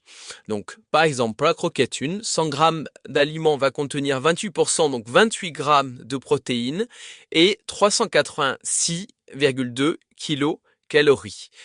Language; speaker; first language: French; native; French